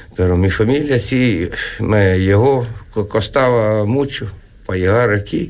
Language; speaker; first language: Spanish; non-native, learner; Ukrainian